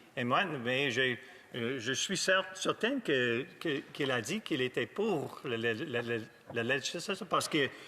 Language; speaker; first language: French; non-native, learner; English